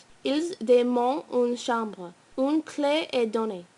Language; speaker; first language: French; non-native, learner; English